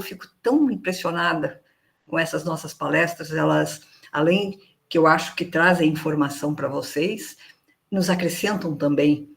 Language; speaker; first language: Portuguese; native; Portuguese